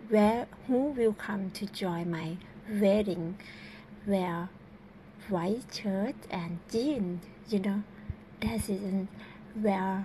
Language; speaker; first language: English; non-native, learner; Thai